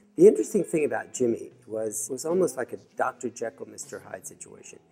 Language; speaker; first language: English; native; English